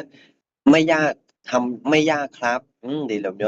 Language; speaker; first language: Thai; non-native, fluent; Burmese